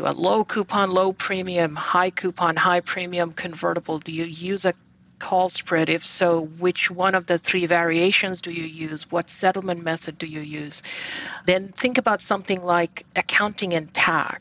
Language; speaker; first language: English; non-native, local second language; Bangla